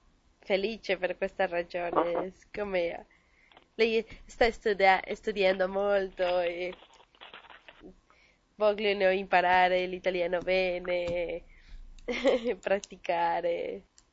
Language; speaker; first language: Italian; non-native, learner; Spanish